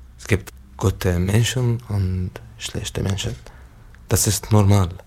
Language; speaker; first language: German; non-native, learner; Arabic